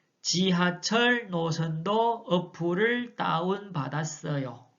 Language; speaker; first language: Korean; non-native, fluent; Chinese